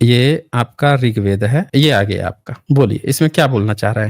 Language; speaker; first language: Hindi; native; Hindi